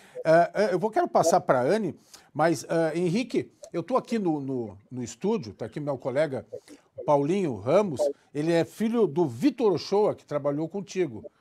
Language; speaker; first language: Portuguese; native; Portuguese